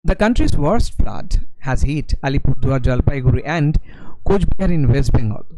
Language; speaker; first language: English; non-native, local second language; Bangla